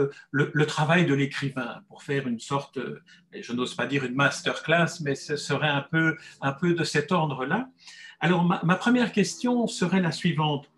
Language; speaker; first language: French; native; French